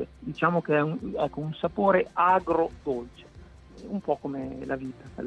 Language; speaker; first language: Italian; native; Italian